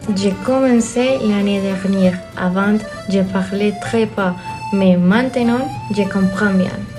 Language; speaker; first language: French; non-native, learner; Spanish